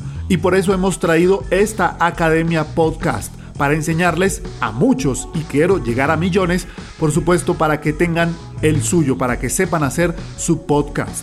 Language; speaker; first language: Spanish; native; Spanish